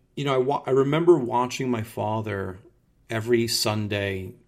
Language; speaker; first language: English; native; English